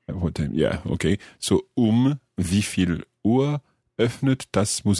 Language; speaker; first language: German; non-native, learner; English